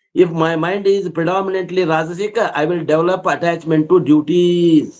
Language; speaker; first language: English; non-native, local second language; Kannada